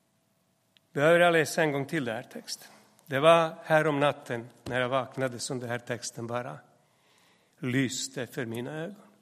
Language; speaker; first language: Swedish; non-native, fluent; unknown